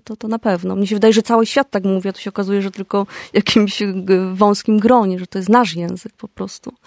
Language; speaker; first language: Polish; native; Polish